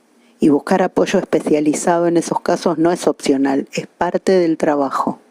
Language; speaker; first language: Spanish; native; Spanish